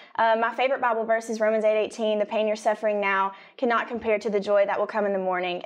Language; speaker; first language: English; native; English